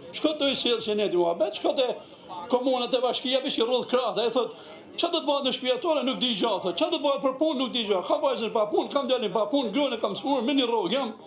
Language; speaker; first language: Albanian; native; Albanian